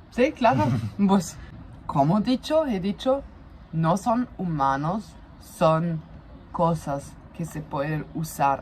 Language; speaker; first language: Spanish; non-native, fluent; German